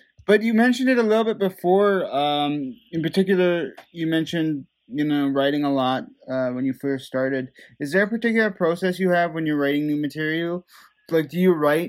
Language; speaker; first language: English; non-native, fluent; Dutch